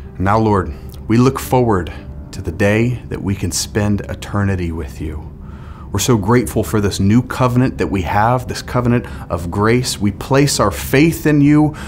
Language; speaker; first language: English; native; English